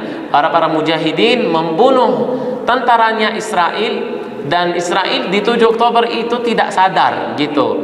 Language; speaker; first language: Indonesian; non-native, fluent; Arabic